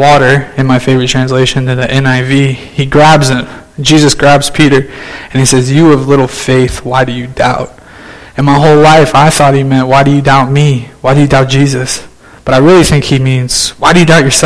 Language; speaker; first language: English; native; English